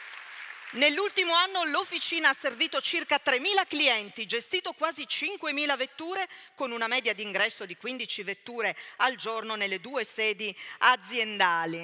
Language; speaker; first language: Italian; native; Italian